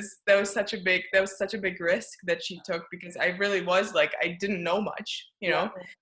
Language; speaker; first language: English; non-native, fluent; Czech